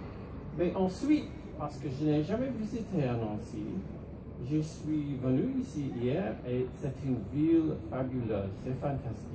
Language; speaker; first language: French; non-native, learner; English